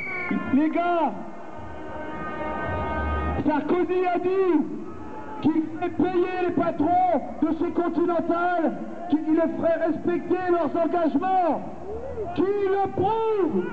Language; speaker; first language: French; native; French